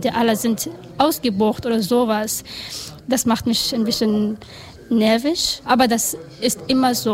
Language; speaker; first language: German; non-native, learner; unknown